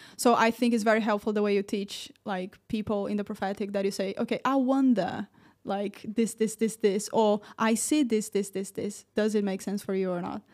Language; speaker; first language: English; non-native, fluent; Portuguese